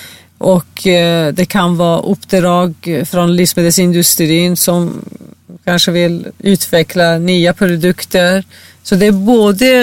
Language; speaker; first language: Swedish; non-native, fluent; Persian